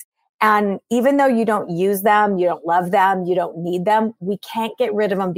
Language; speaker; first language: English; native; English